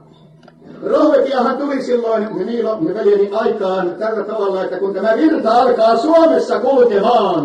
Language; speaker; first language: Finnish; native; Finnish